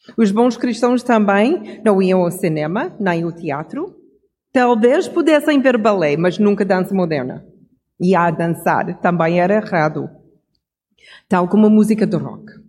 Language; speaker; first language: Portuguese; non-native, fluent; English